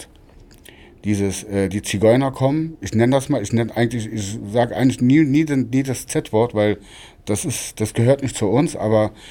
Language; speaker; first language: German; non-native, local second language; Romany